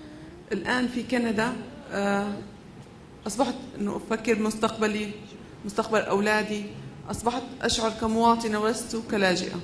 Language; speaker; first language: Arabic; native; Arabic